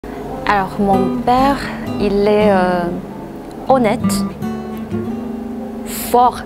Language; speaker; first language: French; non-native, fluent; Chinese